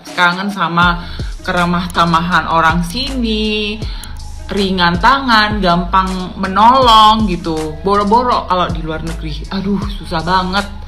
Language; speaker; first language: Indonesian; native; Indonesian